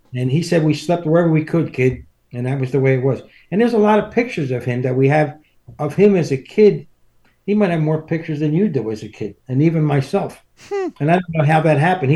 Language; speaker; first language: English; native; English